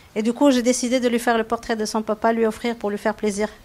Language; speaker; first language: French; non-native, local second language; Arabic